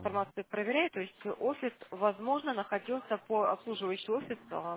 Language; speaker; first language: Russian; native; Russian